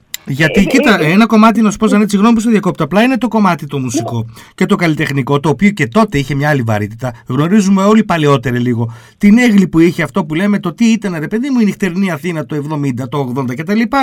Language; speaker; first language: Greek; native; Greek